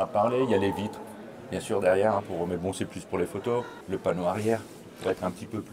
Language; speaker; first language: French; native; French